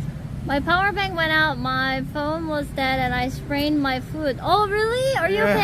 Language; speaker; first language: English; non-native, fluent; Korean